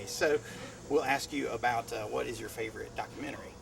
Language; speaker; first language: English; native; English